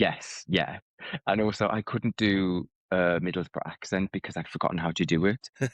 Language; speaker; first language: English; native; English